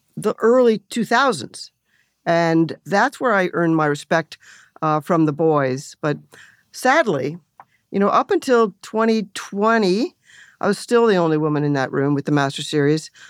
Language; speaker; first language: English; native; English